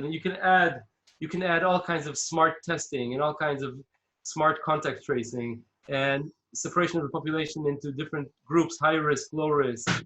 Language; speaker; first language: English; non-native, fluent; Hebrew